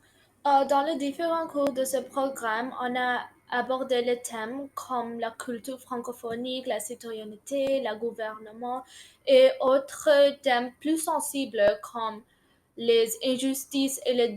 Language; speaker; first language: French; non-native, local second language; Urdu